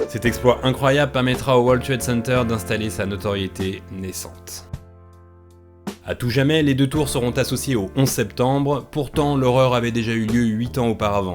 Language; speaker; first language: French; native; French